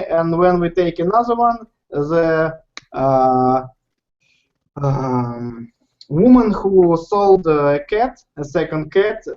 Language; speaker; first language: English; non-native, learner; Russian